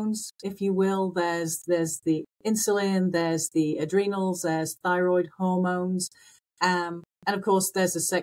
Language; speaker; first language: English; native; English